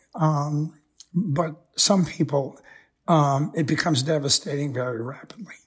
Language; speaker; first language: English; native; English